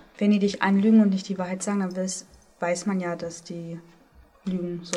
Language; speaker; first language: German; native; German